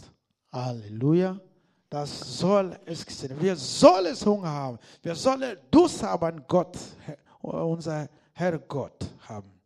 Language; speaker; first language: German; non-native, learner; Lingala